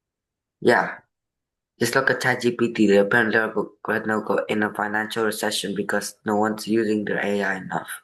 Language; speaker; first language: English; non-native, fluent; Indonesian